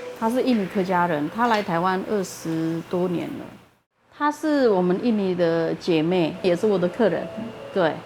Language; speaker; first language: Chinese; non-native, fluent; Indonesian